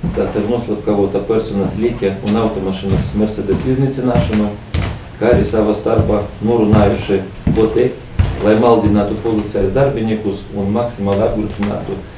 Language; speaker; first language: Latvian; non-native, local second language; Russian